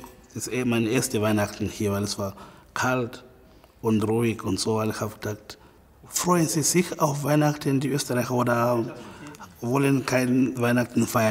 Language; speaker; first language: German; non-native, fluent; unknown